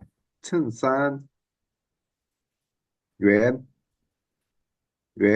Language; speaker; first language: Chinese; non-native, learner; Indonesian